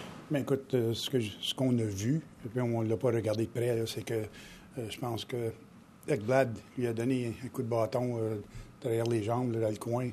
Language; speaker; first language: French; native; French